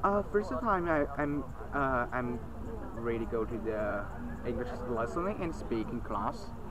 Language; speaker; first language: English; non-native, learner; Chinese